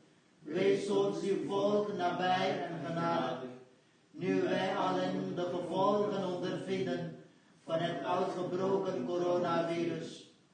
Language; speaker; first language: Dutch; non-native, fluent; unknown